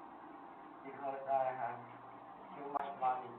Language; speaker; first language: English; non-native, learner; Chinese